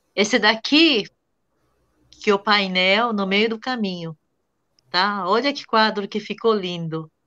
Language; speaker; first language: Portuguese; non-native, fluent; Japanese